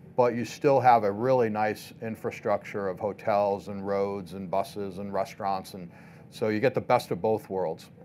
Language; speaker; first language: English; native; English